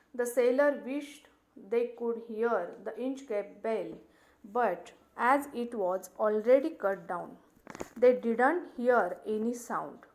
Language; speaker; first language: English; non-native, local second language; Marathi